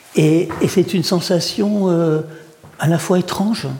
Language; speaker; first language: French; early bilingual, other home language; Russian